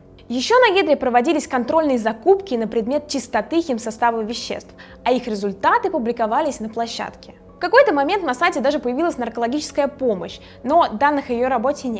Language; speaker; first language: Russian; native; Russian